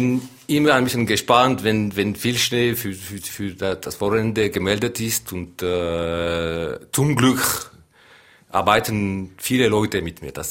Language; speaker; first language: German; non-native, local second language; French